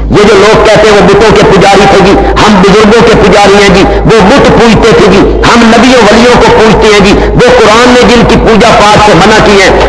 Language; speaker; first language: Urdu; non-native, local second language; Punjabi